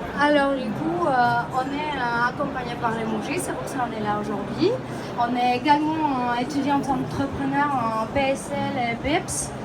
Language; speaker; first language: French; non-native, fluent; Greek